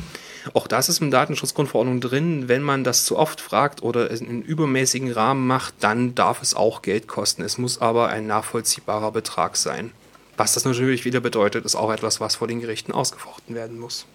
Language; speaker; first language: German; native; German